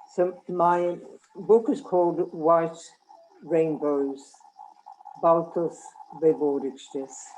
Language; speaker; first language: English; non-native, fluent; Lithuanian